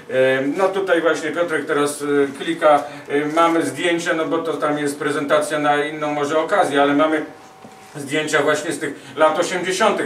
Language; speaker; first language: Polish; native; Polish